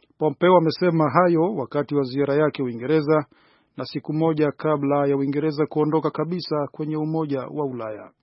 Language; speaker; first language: Swahili; non-native, local second language; Rundi